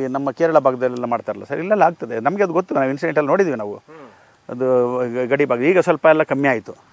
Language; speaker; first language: Kannada; native; Kannada